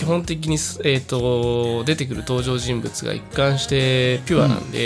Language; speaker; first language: Japanese; native; Japanese